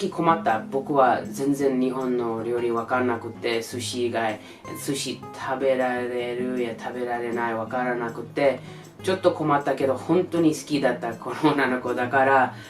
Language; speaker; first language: Japanese; non-native, learner; English